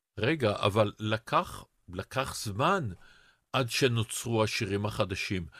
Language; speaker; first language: Hebrew; native; Hebrew